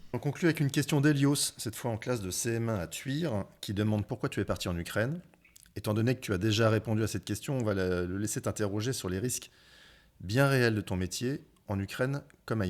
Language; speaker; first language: French; native; French